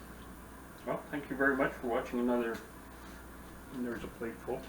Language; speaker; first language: English; native; English